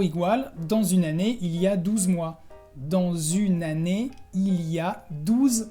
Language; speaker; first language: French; non-native, fluent; Spanish